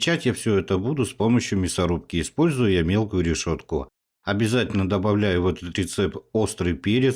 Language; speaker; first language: Russian; native; Russian